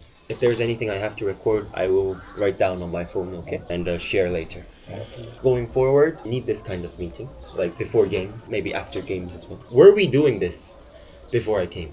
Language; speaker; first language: English; non-native, fluent; Korean